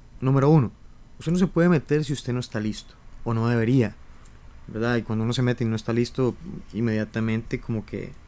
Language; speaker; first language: Spanish; native; Spanish